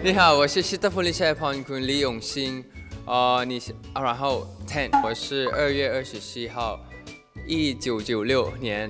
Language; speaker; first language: Chinese; non-native, learner; Thai